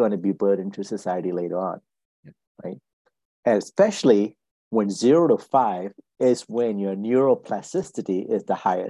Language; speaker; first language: English; non-native, local second language; Tamil